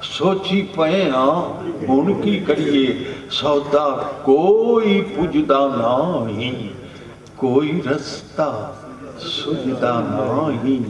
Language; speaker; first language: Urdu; non-native, local second language; Punjabi